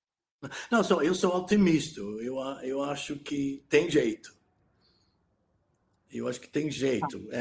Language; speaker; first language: Portuguese; non-native, fluent; English